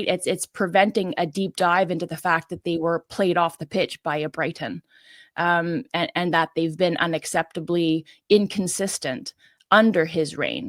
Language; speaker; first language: English; native; English